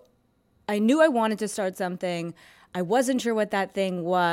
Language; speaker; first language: English; native; English